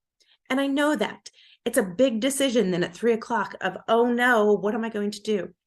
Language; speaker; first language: English; native; English